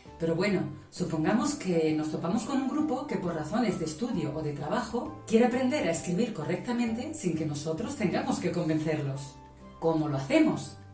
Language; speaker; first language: Spanish; native; Spanish